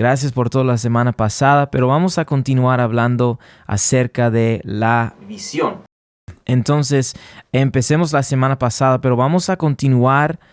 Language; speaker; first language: Spanish; early bilingual, heritage; Spanish